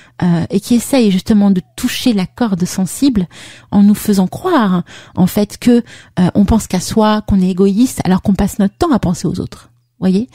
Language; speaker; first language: French; native; French